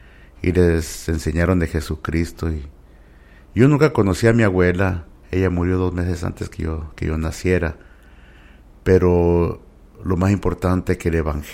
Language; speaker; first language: Spanish; early bilingual, heritage; Spanish